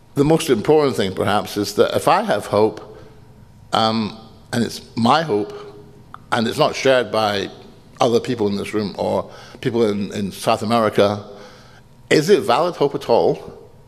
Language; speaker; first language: English; native; English